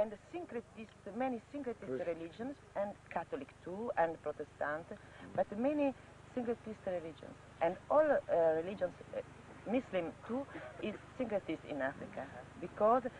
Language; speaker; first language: English; non-native, learner; French